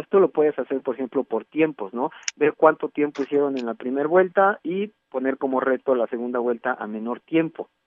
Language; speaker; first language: Spanish; native; Spanish